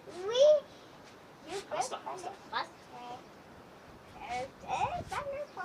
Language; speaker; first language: French; non-native, learner; Haitian Creole